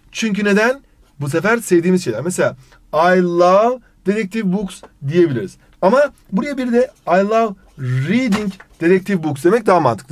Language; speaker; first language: Turkish; native; Turkish